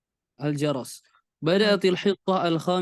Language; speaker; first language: Arabic; non-native, fluent; Indonesian